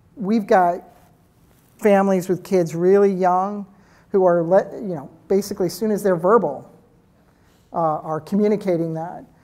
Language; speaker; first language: English; native; English